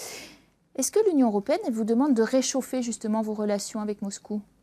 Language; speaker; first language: French; native; French